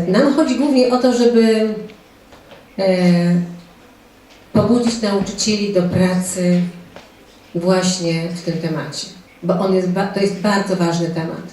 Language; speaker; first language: Polish; native; Polish